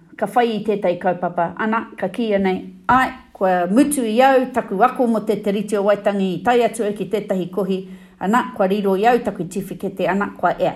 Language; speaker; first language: Māori; non-native, local second language; English